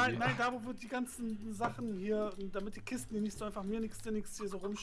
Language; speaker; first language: German; native; German